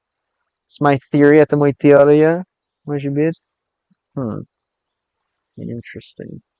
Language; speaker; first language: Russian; non-native, learner; English